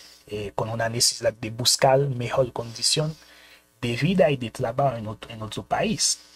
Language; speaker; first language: Spanish; non-native, fluent; Haitian Creole